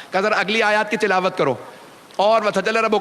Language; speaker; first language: Urdu; native; Urdu